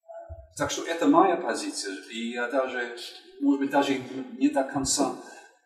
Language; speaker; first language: Russian; non-native, fluent; English